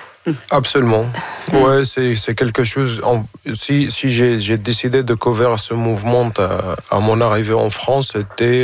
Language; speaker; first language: French; non-native, fluent; Arabic